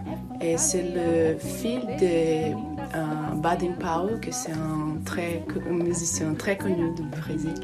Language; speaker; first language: French; non-native, learner; Portuguese